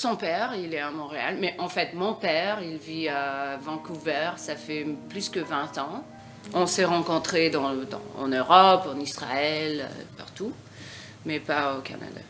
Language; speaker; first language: French; non-native, fluent; Russian